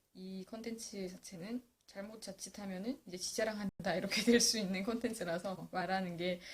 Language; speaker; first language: Korean; native; Korean